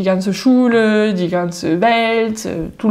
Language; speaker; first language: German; non-native, fluent; French